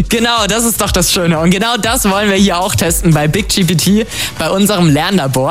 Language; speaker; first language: German; native; German